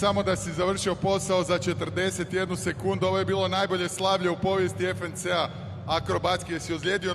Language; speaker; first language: Croatian; native; Croatian